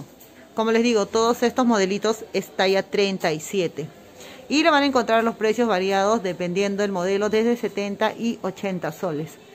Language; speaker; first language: Spanish; native; Spanish